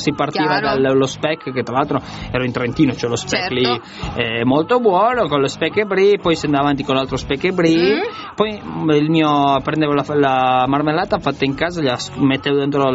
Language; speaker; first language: Italian; native; Italian